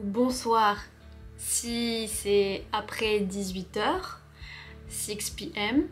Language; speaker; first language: French; native; French